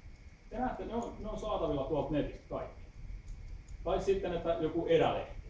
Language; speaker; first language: Finnish; native; Finnish